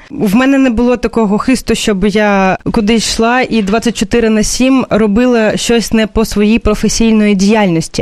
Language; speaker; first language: Ukrainian; non-native, fluent; Russian